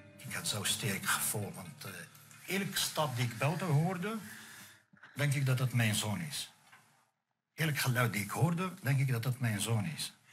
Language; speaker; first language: Dutch; non-native, fluent; Arabic